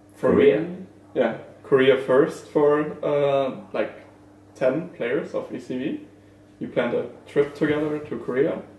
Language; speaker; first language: English; non-native, fluent; German